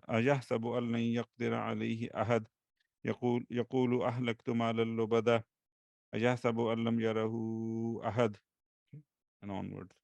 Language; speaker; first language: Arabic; non-native, fluent; Urdu